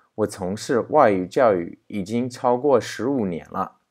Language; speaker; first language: Chinese; non-native, fluent; English